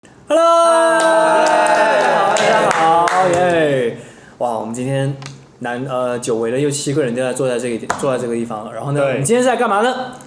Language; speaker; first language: Chinese; native; Chinese